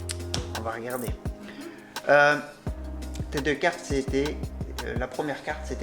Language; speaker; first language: French; native; French